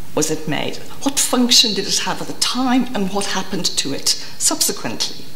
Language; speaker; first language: English; native; English